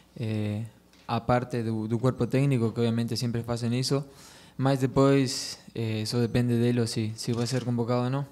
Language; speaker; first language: Portuguese; non-native, fluent; Spanish